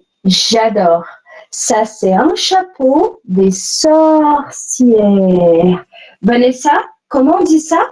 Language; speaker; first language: French; non-native, fluent; Portuguese